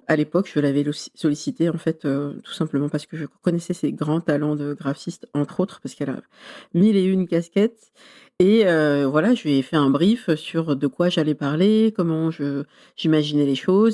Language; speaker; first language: French; native; French